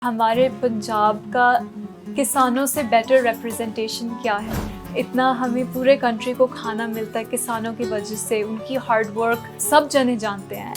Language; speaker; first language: Hindi; non-native, local second language; Punjabi